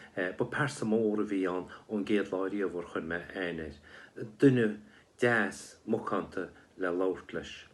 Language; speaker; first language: Irish; native; Irish